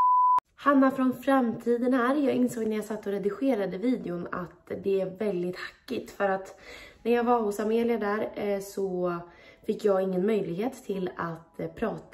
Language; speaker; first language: Swedish; native; Swedish